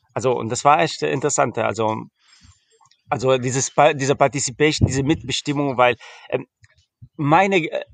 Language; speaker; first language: German; early bilingual, heritage; Arabic